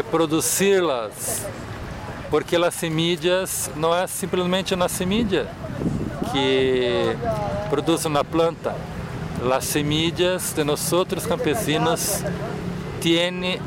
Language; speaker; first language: Spanish; non-native, fluent; Portuguese